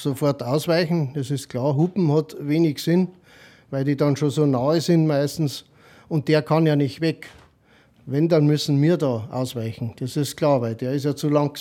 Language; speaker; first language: German; native; German